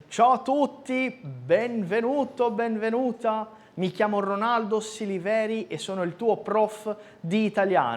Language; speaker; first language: Italian; non-native, fluent; Portuguese